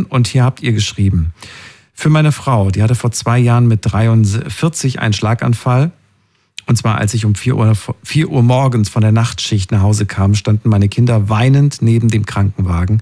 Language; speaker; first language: German; native; German